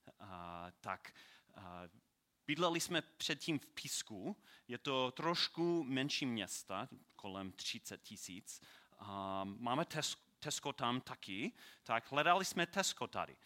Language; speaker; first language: Czech; non-native, learner; English